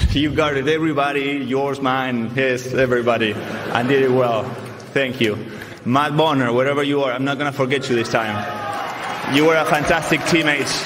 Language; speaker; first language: English; non-native, fluent; Spanish